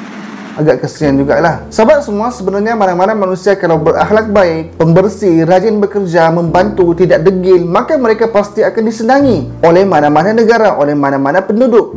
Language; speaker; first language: Malay; native; Malay